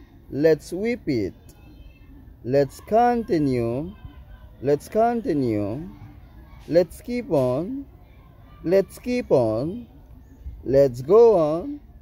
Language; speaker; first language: English; non-native, fluent; Haitian Creole